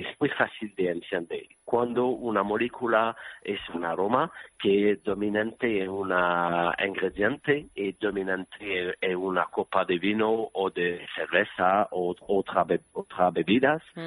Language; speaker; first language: Spanish; non-native, learner; French